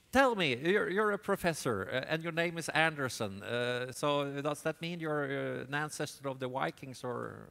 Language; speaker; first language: English; non-native, fluent; Swedish